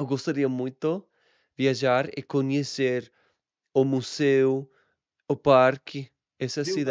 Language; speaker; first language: Portuguese; non-native, learner; English